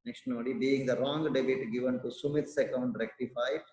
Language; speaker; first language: English; non-native, local second language; Kannada